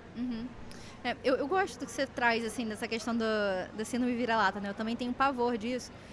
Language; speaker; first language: Portuguese; native; Portuguese